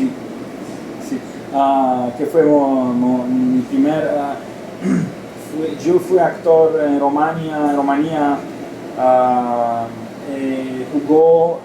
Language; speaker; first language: Spanish; non-native, learner; Romanian